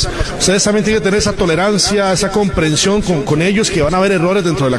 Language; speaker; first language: Spanish; native; Spanish